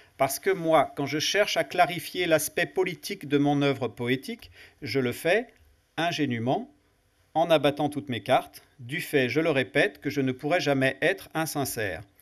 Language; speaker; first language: French; native; French